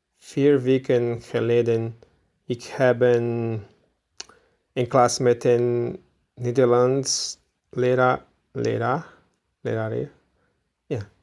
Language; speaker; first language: Dutch; non-native, learner; Portuguese